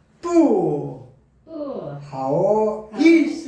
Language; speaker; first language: Korean; native; Korean